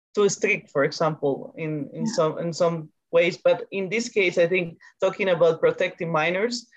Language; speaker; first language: English; non-native, fluent; Spanish